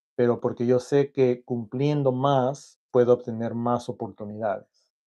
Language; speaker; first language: Spanish; early bilingual, other home language; English